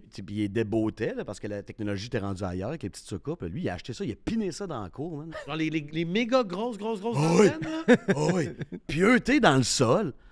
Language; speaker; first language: French; native; French